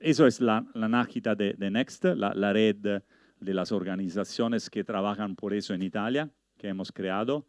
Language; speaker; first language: Spanish; non-native, learner; Italian